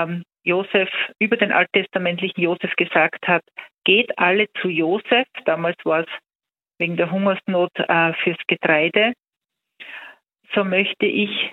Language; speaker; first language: German; native; German